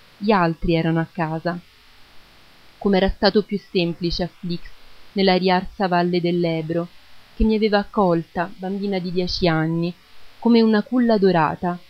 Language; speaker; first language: Italian; early bilingual, other home language; German